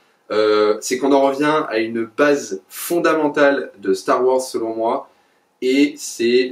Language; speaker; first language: French; native; French